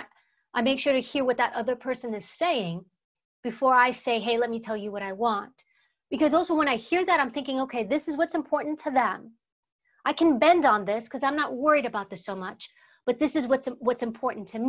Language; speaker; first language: English; early bilingual, other home language; Greek